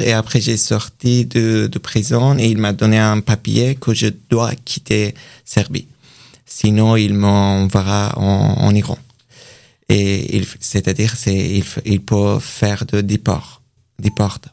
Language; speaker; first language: French; non-native, learner; Persian